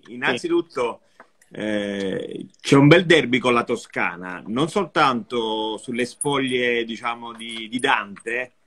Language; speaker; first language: Italian; native; Italian